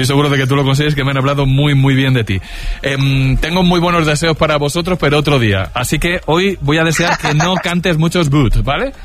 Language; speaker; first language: Spanish; native; Spanish